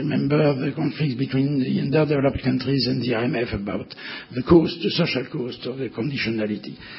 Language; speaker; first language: English; non-native, fluent; French